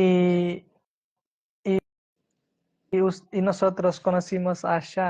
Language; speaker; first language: Spanish; non-native, fluent; Hindi